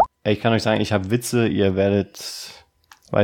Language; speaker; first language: German; native; German